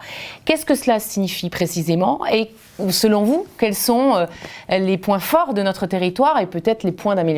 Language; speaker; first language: French; native; French